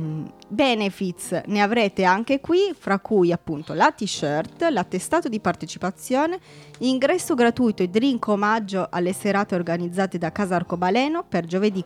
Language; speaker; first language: Italian; native; Italian